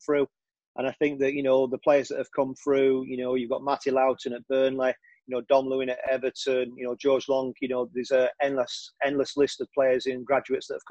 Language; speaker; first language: English; native; English